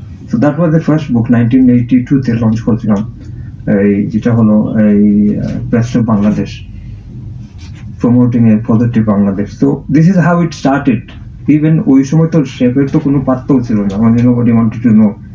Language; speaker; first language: Bangla; early bilingual, heritage; Bangla